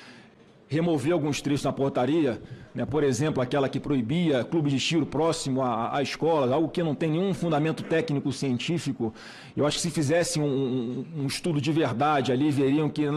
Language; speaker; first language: Portuguese; native; Portuguese